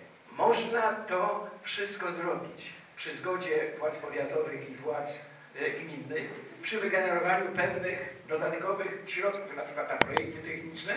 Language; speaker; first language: Polish; native; Polish